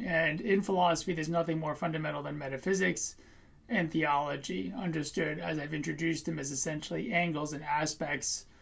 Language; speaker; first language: English; native; English